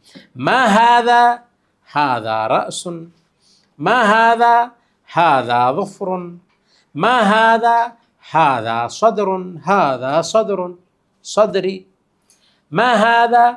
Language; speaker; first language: Arabic; non-native, fluent; Urdu